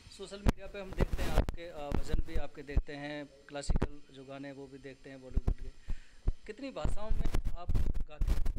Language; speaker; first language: Hindi; native; Hindi